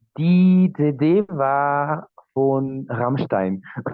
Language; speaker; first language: German; non-native, learner; Spanish